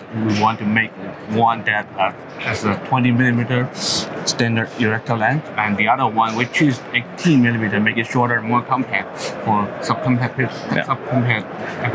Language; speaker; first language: English; non-native, fluent; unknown